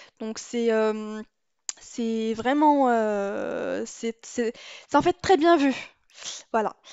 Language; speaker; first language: French; non-native, local second language; Arabic